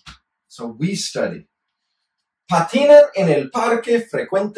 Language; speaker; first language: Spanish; non-native, fluent; English